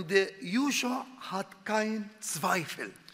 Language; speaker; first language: German; non-native, fluent; Arabic